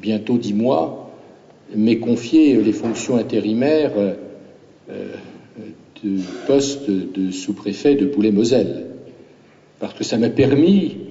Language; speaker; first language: French; native; French